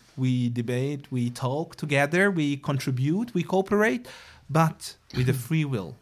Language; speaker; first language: English; non-native, fluent; Arabic